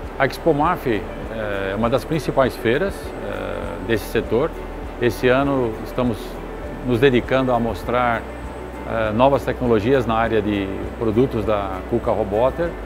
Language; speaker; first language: Portuguese; early bilingual, other home language; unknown